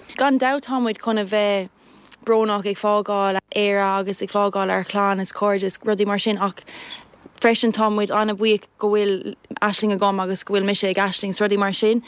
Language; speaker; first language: Irish; non-native, local second language; English